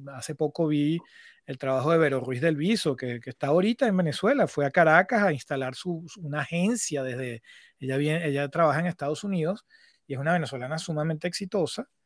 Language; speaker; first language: Spanish; native; Spanish